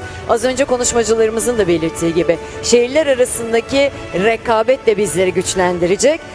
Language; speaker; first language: Turkish; native; Turkish